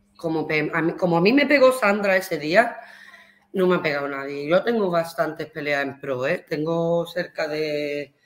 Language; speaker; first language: Spanish; early bilingual, heritage; Spanish